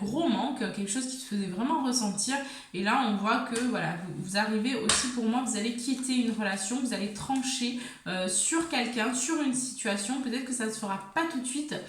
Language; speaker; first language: French; native; French